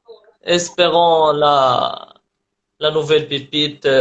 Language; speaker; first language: French; non-native, local second language; Arabic